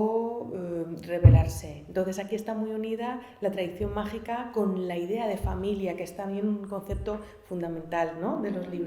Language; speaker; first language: Spanish; native; Spanish